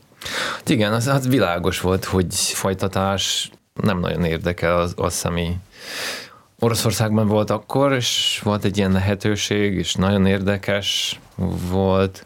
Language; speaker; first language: Hungarian; non-native, learner; Russian